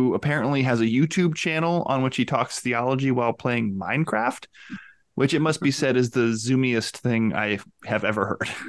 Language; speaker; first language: English; native; English